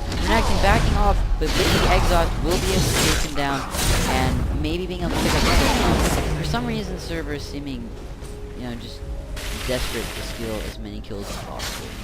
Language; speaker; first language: English; native; English